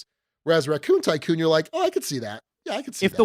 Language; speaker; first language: English; native; English